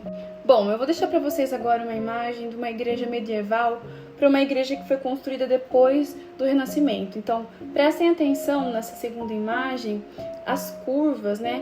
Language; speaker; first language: Portuguese; native; Portuguese